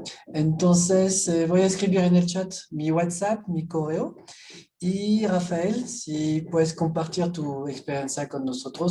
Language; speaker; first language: Spanish; non-native, fluent; French